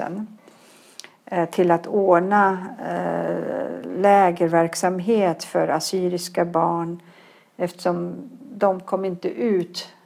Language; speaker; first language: Swedish; early bilingual, other home language; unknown